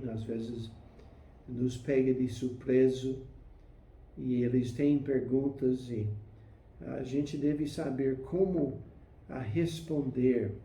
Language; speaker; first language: Portuguese; non-native, fluent; English